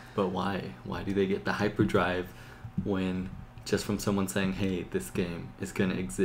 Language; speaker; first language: English; native; English